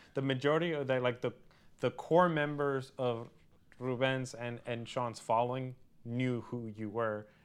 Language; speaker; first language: English; early bilingual, other home language; Spanish